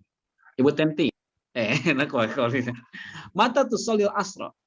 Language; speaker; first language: Arabic; non-native, fluent; Indonesian